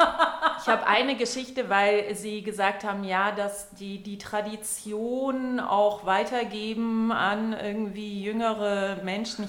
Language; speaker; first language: German; native; German